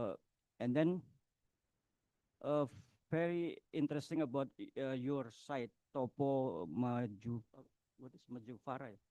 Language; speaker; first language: English; non-native, learner; Indonesian